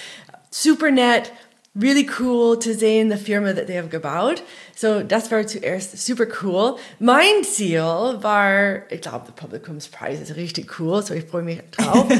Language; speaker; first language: German; non-native, learner; English